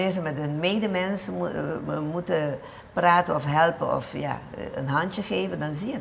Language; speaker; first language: Dutch; non-native, local second language; Papiamento